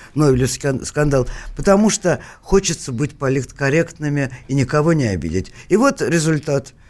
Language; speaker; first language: Russian; native; Russian